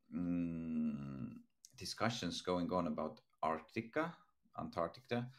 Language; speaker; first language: English; non-native, fluent; Estonian